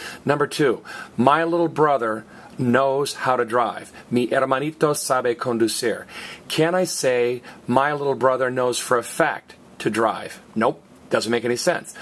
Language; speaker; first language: English; native; English